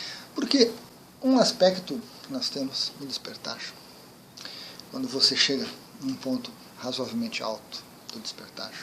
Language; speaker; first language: Portuguese; native; Portuguese